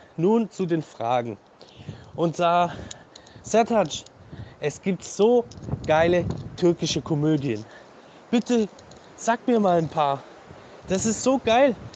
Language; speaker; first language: German; native; German